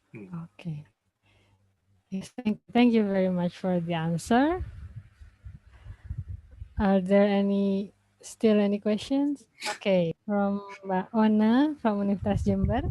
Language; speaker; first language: English; non-native, fluent; Indonesian